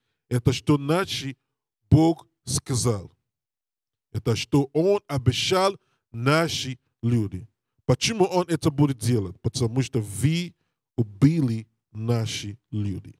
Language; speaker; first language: Russian; non-native, learner; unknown